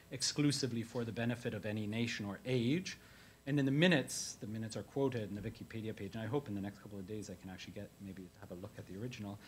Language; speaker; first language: English; native; English